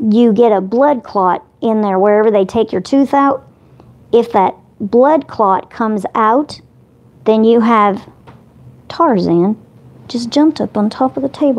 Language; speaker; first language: English; native; English